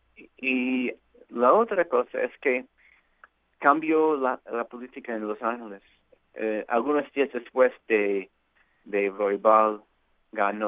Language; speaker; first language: Spanish; non-native, fluent; English